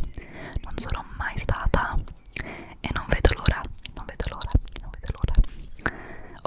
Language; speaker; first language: Italian; non-native, fluent; English